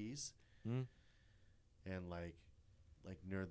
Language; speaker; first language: English; native; English